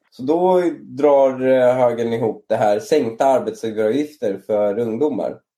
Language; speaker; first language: Swedish; early bilingual, other home language; Persian